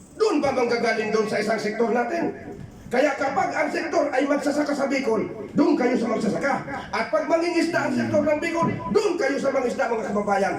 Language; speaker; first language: Filipino; non-native, local second language; Bikol